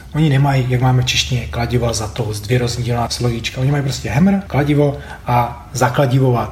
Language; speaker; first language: Czech; native; Czech